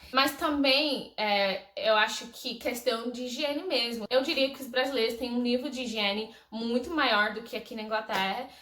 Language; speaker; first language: Portuguese; non-native, fluent; English